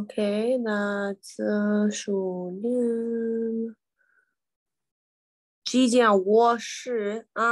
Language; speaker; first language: Chinese; non-native, learner; English